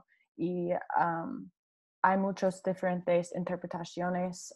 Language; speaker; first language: Spanish; non-native, learner; English